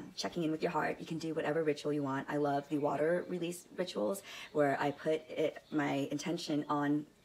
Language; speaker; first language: English; native; English